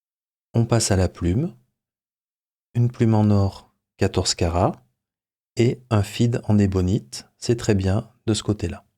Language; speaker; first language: French; native; French